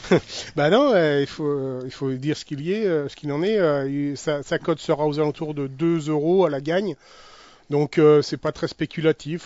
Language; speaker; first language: French; native; French